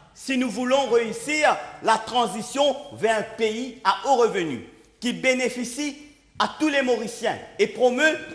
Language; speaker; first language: French; non-native, local second language; Morisyen